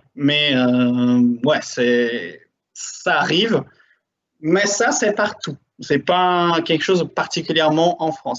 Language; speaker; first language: French; non-native, fluent; Portuguese